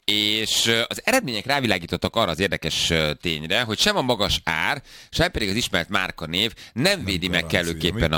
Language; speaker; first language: Hungarian; native; Hungarian